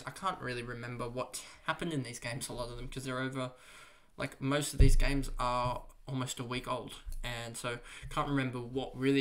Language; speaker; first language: English; native; English